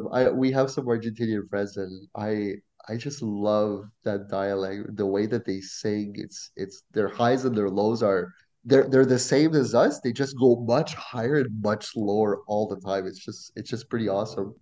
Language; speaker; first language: English; non-native, fluent; French